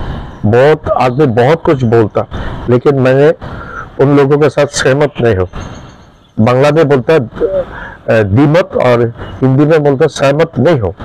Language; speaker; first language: Hindi; non-native, learner; Bangla